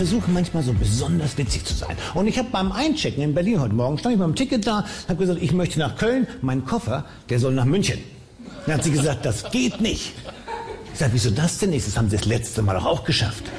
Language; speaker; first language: German; native; German